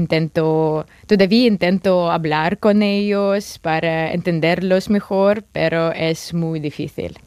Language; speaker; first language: Spanish; non-native, fluent; Russian